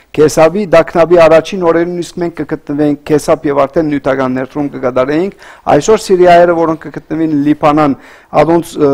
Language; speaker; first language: Armenian; early bilingual, heritage; Armenian